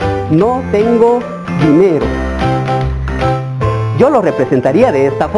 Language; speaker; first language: Spanish; native; Spanish